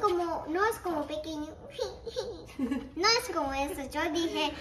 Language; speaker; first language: Spanish; early bilingual, heritage; Spanish